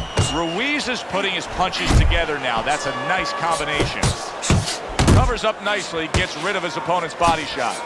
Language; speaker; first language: English; native; English